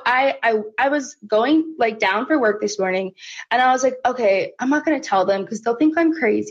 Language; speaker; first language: English; native; English